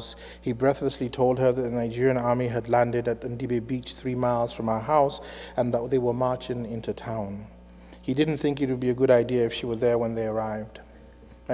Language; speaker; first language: English; native; English